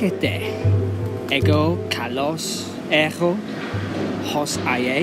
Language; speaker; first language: Greek; non-native, fluent; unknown